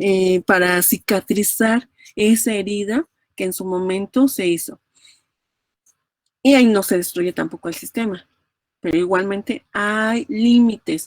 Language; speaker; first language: Spanish; native; Spanish